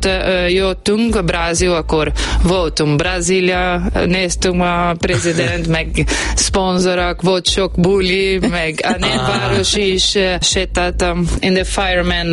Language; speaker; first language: Hungarian; non-native, learner; Portuguese